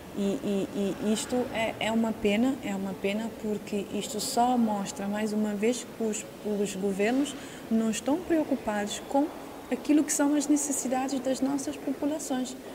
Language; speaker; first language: Portuguese; non-native, local second language; Kabuverdianu